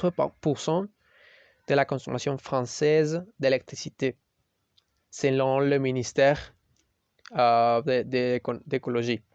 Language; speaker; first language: French; non-native, learner; Spanish